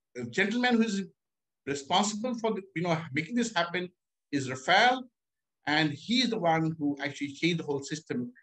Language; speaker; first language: English; non-native, local second language; Hindi